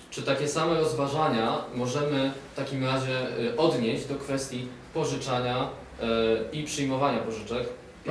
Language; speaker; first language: Polish; native; Polish